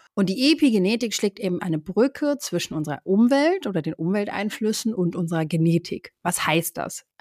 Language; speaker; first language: German; native; German